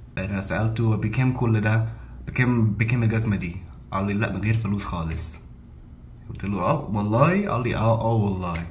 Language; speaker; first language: Egyptian Arabic; non-native, fluent; English